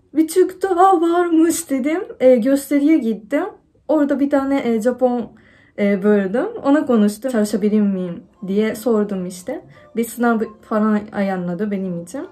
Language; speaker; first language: Turkish; non-native, fluent; Japanese